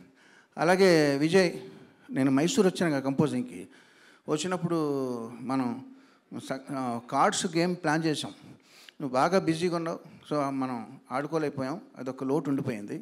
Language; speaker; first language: Telugu; native; Telugu